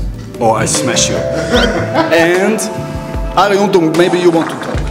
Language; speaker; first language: English; non-native, fluent; German